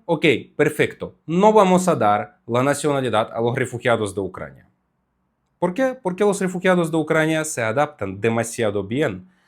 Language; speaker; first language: Spanish; non-native, fluent; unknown